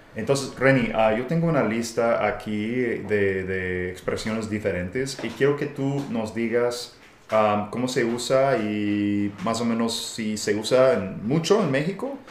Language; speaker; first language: Spanish; non-native, fluent; English